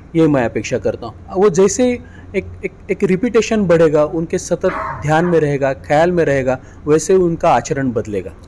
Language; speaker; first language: Hindi; non-native, local second language; Marathi